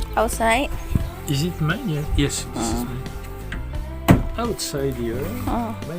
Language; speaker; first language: English; non-native, fluent; French